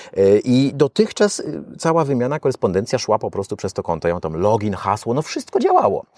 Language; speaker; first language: Polish; native; Polish